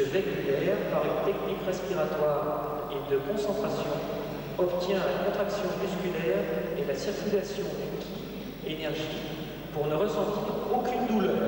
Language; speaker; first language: French; native; French